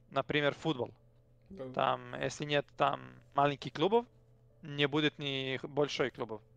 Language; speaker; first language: Russian; non-native, learner; Serbian